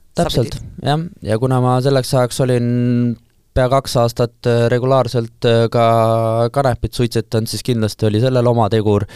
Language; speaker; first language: Estonian; native; Estonian